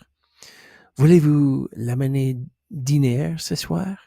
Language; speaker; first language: French; non-native, learner; English